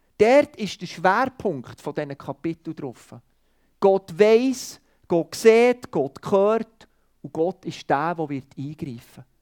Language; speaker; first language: German; non-native, fluent; Swiss German